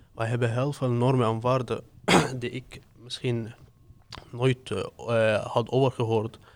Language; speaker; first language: Dutch; non-native, fluent; Arabic